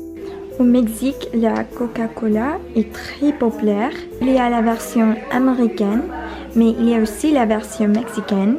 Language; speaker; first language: French; non-native, learner; English